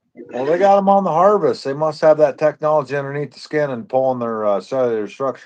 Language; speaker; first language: English; native; English